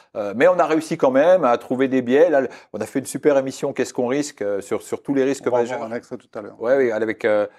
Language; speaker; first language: French; native; French